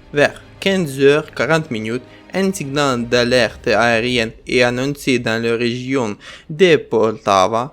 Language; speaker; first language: French; non-native, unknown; Ukrainian